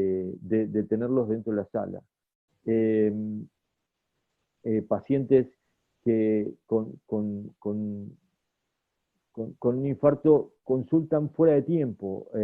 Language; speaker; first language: Spanish; native; Spanish